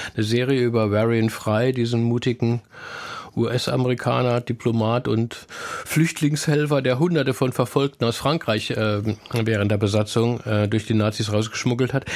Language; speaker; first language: German; native; German